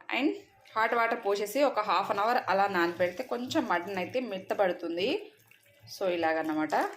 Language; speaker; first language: Telugu; non-native, local second language; Lambadi